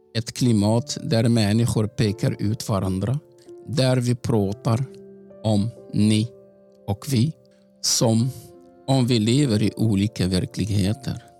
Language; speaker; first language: Swedish; non-native, fluent; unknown